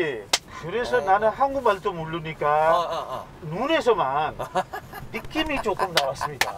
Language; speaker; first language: Korean; non-native, fluent; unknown